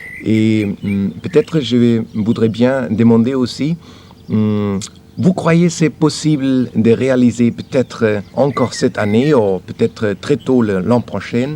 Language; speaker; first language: French; non-native, learner; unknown